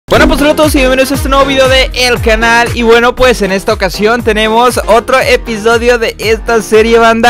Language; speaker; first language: Spanish; native; Spanish